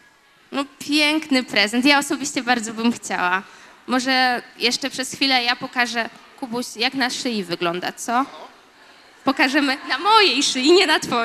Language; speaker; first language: Polish; native; Polish